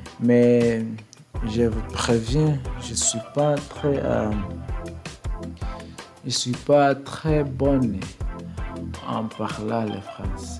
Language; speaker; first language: French; non-native, learner; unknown